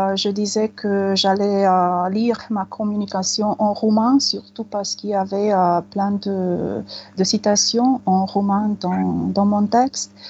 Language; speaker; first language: French; non-native, fluent; Romanian